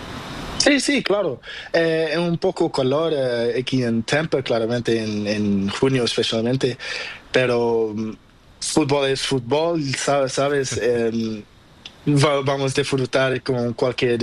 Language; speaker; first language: Spanish; non-native, learner; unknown